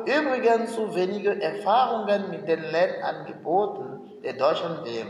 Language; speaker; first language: German; non-native, fluent; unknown